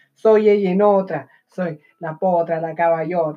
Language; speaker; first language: Spanish; native; Spanish